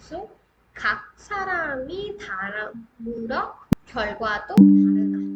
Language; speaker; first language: Korean; non-native, fluent; Hindi